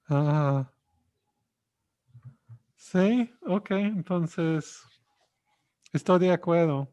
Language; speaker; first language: Spanish; non-native, fluent; English